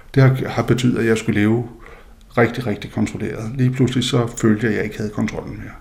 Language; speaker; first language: Danish; non-native, local second language; Faroese